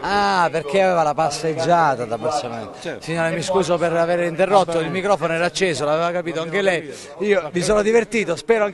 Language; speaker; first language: Italian; native; Italian